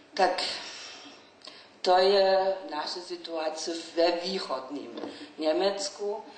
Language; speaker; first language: Czech; non-native, learner; German